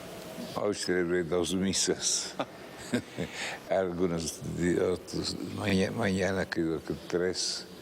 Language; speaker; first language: Spanish; non-native, fluent; Italian